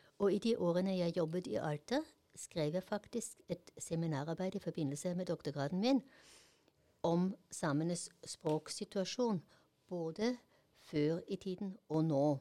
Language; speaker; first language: Norwegian; non-native, fluent; German